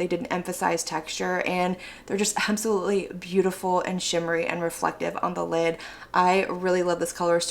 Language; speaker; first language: English; native; English